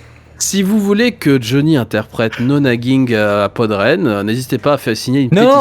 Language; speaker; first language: French; native; French